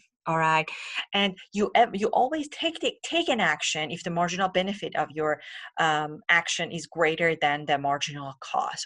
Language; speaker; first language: English; non-native, fluent; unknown